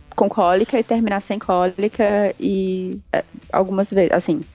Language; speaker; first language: Portuguese; native; Portuguese